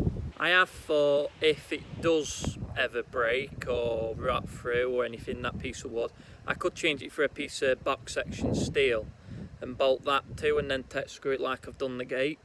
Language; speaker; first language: English; native; English